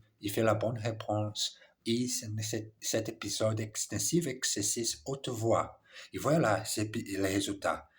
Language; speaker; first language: French; non-native, learner; English